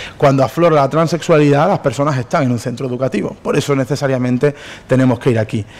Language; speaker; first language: Spanish; native; Spanish